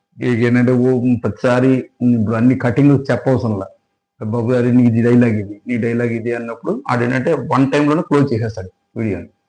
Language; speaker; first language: Telugu; native; Telugu